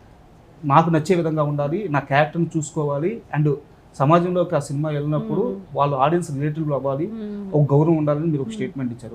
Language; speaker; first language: Telugu; native; Telugu